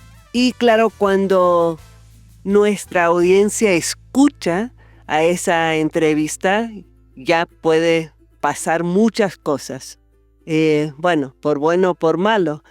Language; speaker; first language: Spanish; non-native, fluent; English